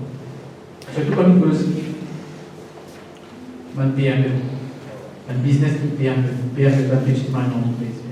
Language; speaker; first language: French; non-native, local second language; Morisyen